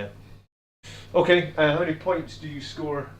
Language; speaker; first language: English; native; English